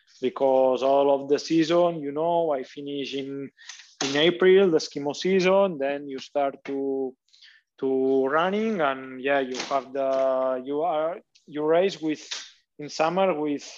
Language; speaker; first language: English; non-native, learner; Catalan